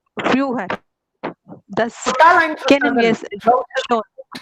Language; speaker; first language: German; non-native, learner; Hindi